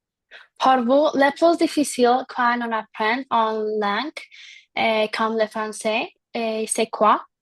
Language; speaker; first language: French; non-native, learner; Spanish